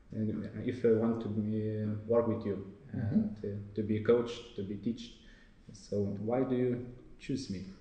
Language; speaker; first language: English; non-native, fluent; Lithuanian